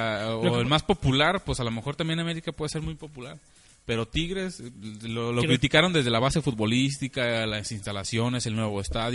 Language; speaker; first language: Spanish; native; Spanish